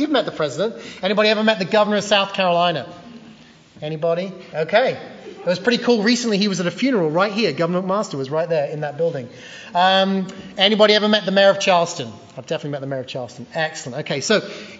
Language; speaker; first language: English; native; English